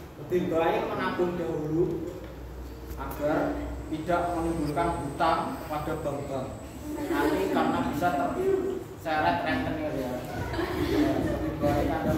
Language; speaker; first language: Indonesian; native; Indonesian